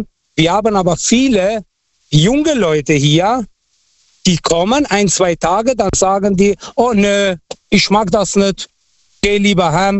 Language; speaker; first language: German; non-native, fluent; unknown